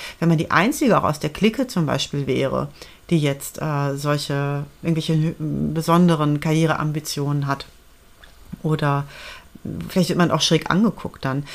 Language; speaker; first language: German; native; German